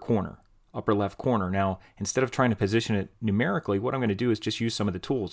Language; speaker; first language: English; native; English